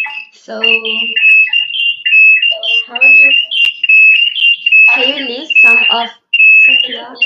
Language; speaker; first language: English; non-native, local second language; Malay